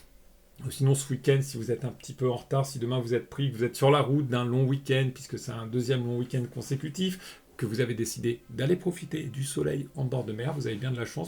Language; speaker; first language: French; native; French